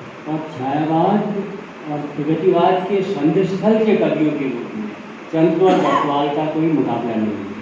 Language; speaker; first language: Hindi; native; Hindi